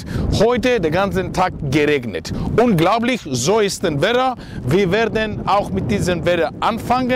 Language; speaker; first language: German; non-native, learner; Greek